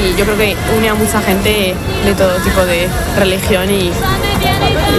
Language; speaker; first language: Spanish; non-native, fluent; French